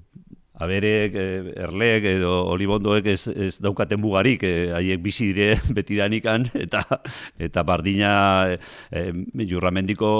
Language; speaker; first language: Basque; non-native, local second language; Spanish